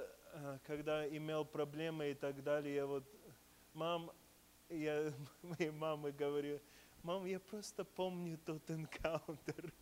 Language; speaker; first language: Russian; early bilingual, heritage; Russian